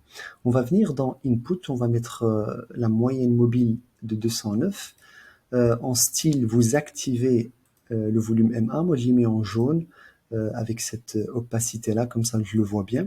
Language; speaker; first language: French; native; French